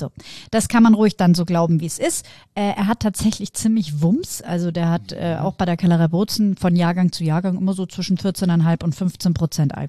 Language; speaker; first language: German; native; German